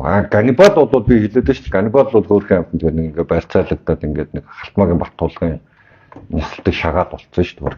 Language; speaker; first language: Mongolian; native; Mongolian